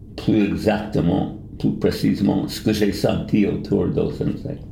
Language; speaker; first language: French; non-native, fluent; English